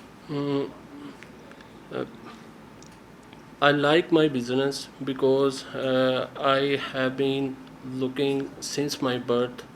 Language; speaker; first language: English; non-native, learner; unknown